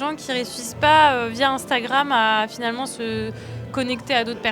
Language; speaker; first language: French; native; French